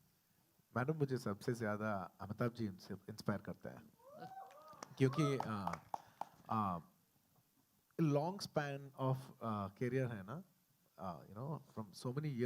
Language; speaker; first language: Hindi; non-native, local second language; Telugu